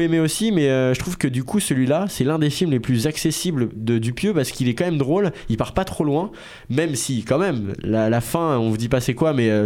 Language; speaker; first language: French; native; French